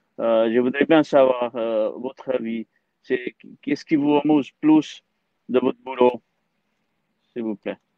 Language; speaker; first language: French; non-native, learner; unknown